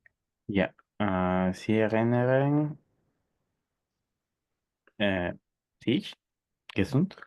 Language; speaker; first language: German; non-native, learner; Spanish